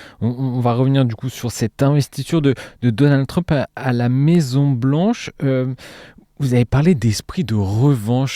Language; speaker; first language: French; native; French